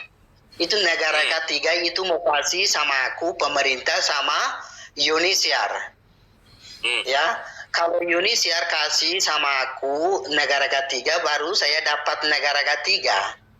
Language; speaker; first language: Indonesian; non-native, learner; Rohingya